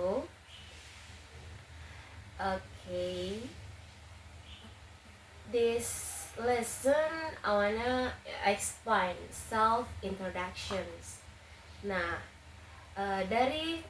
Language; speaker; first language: English; non-native, learner; Indonesian